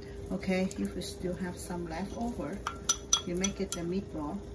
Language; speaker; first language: English; non-native, learner; Vietnamese